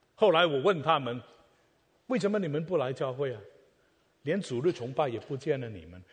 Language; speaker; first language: Chinese; non-native, local second language; Cantonese